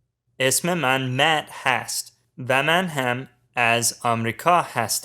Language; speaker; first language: Persian; non-native, learner; English